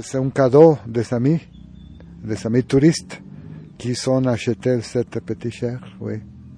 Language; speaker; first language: French; non-native, learner; Spanish